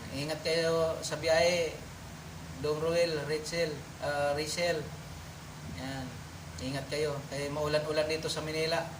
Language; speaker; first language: Filipino; non-native, local second language; Cebuano